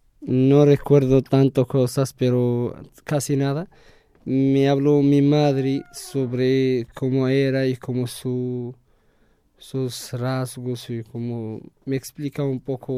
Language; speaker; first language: Spanish; non-native, learner; Arabic